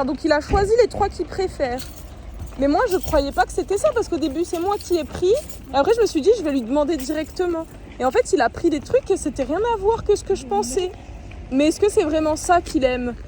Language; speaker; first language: French; native; French